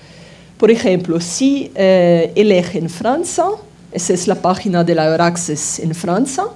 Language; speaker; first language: Spanish; non-native, fluent; French